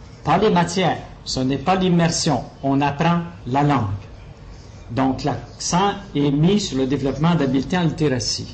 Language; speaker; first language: French; native; French